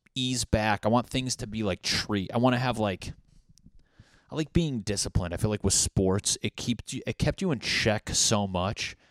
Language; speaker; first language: English; native; English